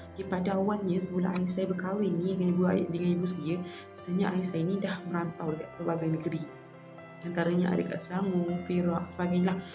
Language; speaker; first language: Malay; native; Malay